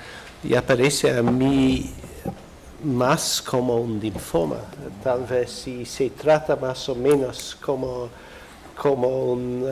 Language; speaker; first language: Spanish; non-native, fluent; Dutch